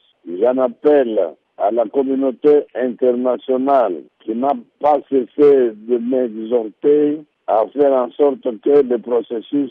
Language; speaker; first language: French; non-native, local second language; Lingala